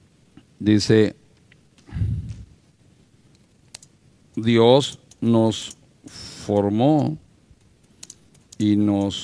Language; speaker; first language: Spanish; native; Spanish